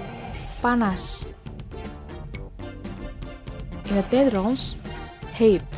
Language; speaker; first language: Dutch; non-native, learner; Indonesian